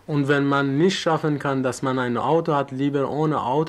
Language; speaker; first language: German; non-native, learner; Persian